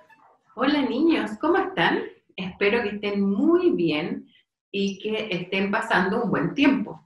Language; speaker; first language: Spanish; native; Spanish